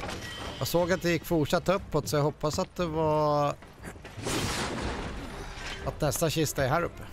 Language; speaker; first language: Swedish; native; Swedish